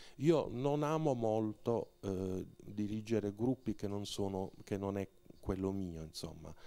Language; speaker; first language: Italian; native; Italian